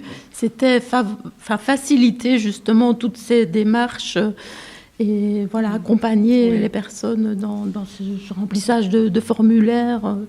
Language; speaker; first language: French; native; French